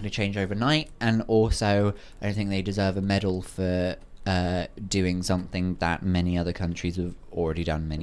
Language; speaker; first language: English; native; English